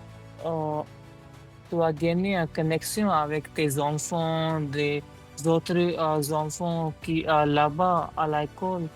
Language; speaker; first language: French; non-native, learner; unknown